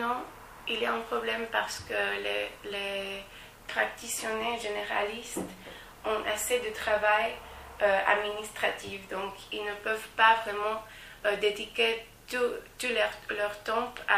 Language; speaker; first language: French; non-native, fluent; English